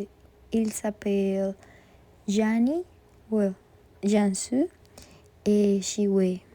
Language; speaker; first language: French; non-native, learner; Spanish